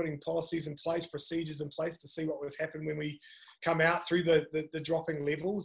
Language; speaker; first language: English; native; English